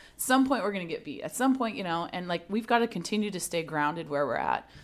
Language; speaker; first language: English; native; English